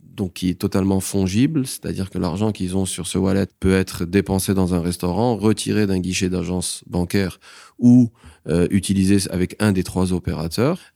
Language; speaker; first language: French; non-native, local second language; Arabic